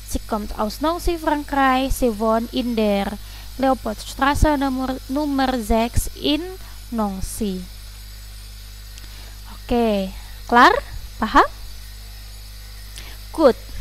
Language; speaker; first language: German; non-native, fluent; Indonesian